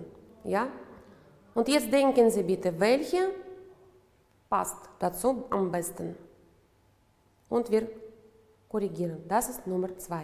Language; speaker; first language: German; non-native, fluent; Uzbek